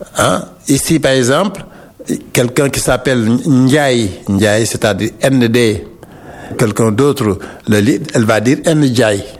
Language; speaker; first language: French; non-native, local second language; Wolof